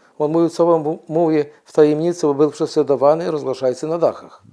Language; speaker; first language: Polish; non-native, fluent; Ukrainian